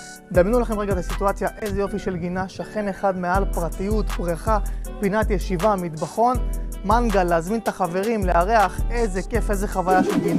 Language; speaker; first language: Hebrew; native; Hebrew